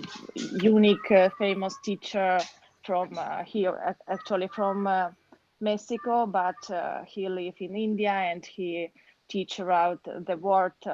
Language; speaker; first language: English; non-native, learner; Russian